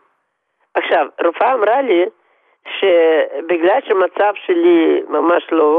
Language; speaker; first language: Hebrew; non-native, fluent; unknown